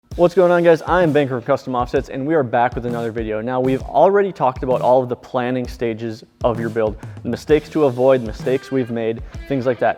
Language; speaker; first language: English; native; English